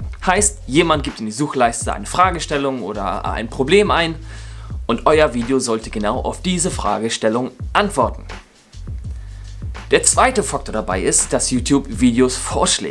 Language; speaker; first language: German; native; German